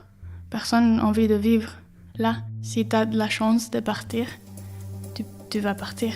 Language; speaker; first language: French; non-native, fluent; Spanish